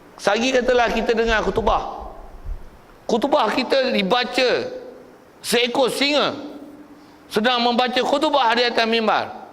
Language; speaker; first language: Malay; native; Malay